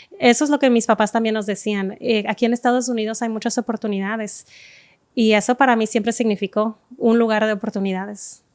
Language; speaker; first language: Spanish; native; Spanish